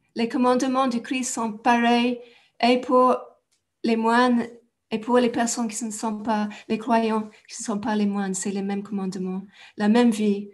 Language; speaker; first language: French; non-native, fluent; English